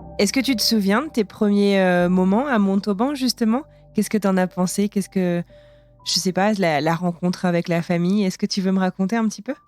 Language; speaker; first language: French; native; French